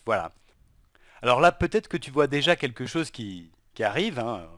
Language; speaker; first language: French; native; French